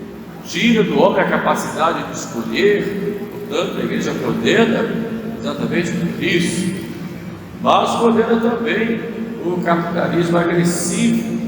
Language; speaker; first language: Portuguese; native; Portuguese